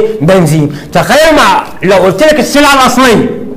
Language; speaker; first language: Arabic; native; Arabic